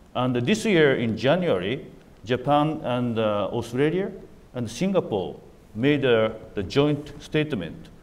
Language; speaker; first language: English; non-native, fluent; Japanese